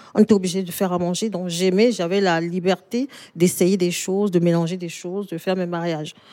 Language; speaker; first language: French; native; French